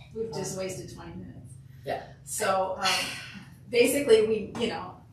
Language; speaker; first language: English; native; English